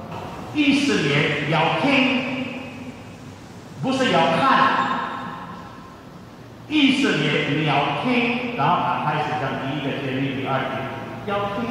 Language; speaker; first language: Chinese; non-native, fluent; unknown